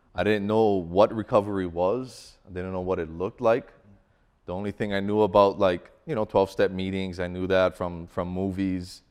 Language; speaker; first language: English; native; English